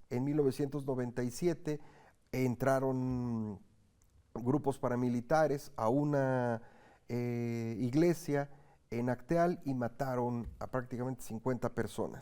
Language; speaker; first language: Spanish; native; Spanish